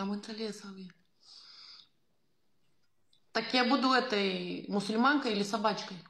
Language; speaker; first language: Russian; native; Russian